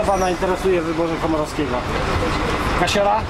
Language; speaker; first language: Polish; native; Polish